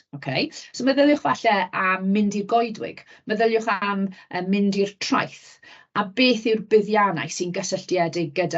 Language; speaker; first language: Welsh; native; Welsh